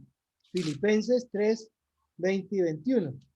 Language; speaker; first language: Spanish; native; Spanish